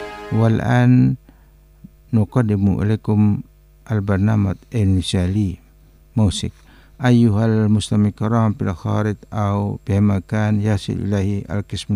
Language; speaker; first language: Arabic; non-native, learner; Indonesian